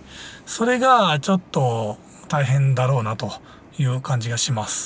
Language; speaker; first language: Japanese; native; Japanese